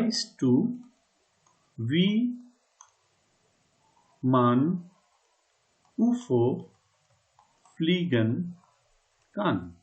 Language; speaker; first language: German; non-native, fluent; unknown